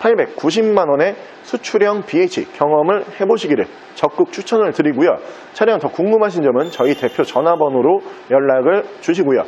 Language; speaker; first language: Korean; native; Korean